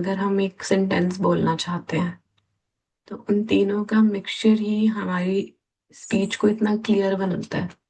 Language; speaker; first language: Hindi; native; Hindi